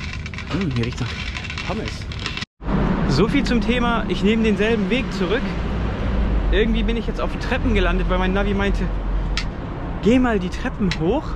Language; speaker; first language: German; native; German